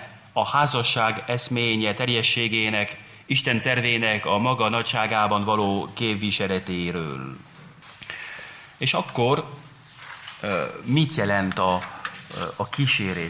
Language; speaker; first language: Hungarian; non-native, fluent; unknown